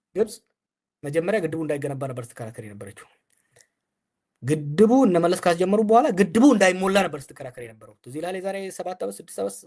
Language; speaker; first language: Amharic; non-native, local second language; Oromo